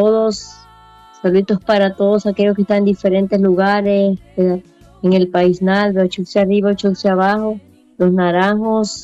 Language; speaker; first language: Spanish; native; Spanish